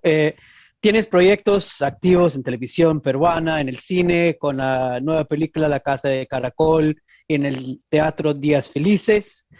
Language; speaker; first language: Spanish; non-native, fluent; English